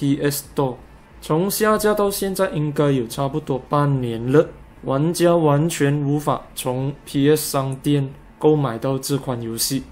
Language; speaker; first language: Chinese; native; Chinese